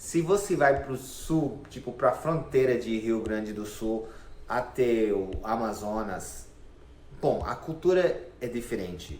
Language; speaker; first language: Portuguese; non-native, fluent; English